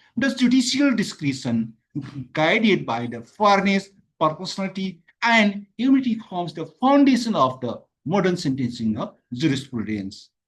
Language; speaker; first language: English; non-native, local second language; Nepali